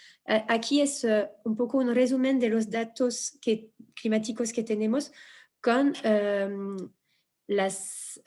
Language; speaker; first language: Spanish; non-native, fluent; French